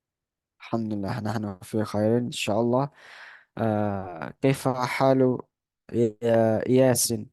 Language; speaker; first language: Arabic; non-native, fluent; Indonesian